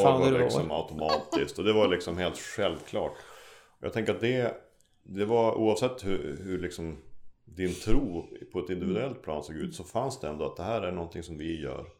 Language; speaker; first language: Swedish; native; Swedish